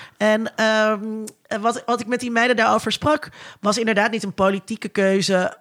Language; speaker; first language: Dutch; native; Dutch